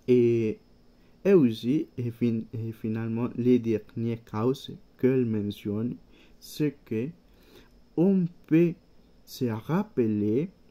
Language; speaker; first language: French; non-native, learner; Spanish